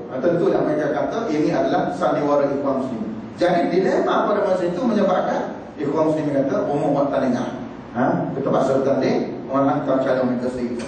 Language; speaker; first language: Malay; native; Malay